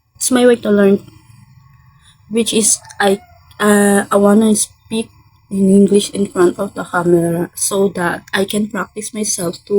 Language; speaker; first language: English; non-native, learner; Filipino